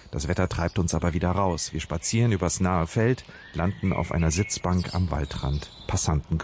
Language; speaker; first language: German; native; German